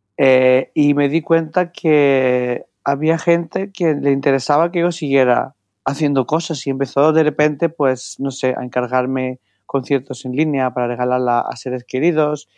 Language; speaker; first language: Spanish; non-native, fluent; Greek